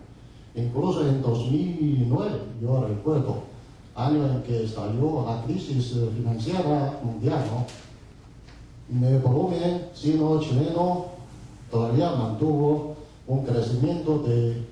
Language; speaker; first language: Spanish; non-native, fluent; Chinese